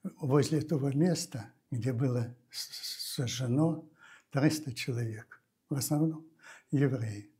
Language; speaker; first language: Russian; native; Russian